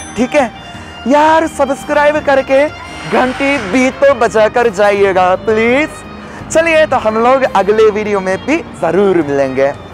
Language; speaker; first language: Hindi; non-native, fluent; Japanese